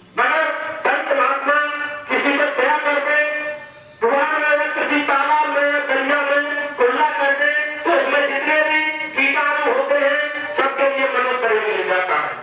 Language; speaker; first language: Hindi; native; Hindi